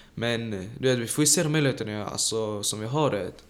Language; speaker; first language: Swedish; early bilingual, other home language; Tajik